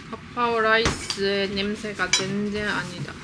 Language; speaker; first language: Korean; native; Korean